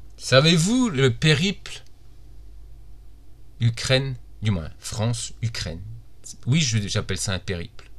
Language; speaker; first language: French; native; French